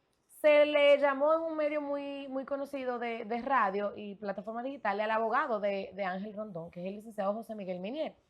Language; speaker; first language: Spanish; native; Spanish